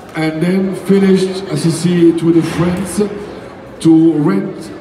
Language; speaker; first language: English; non-native, fluent; French